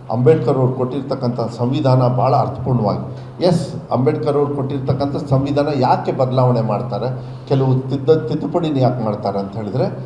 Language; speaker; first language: Kannada; native; Kannada